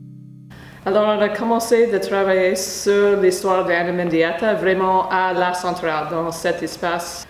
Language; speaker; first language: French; non-native, fluent; English